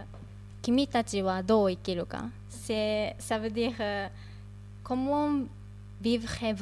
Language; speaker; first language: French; non-native, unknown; Japanese